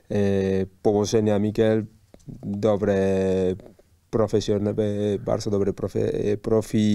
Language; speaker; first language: Polish; non-native, learner; Spanish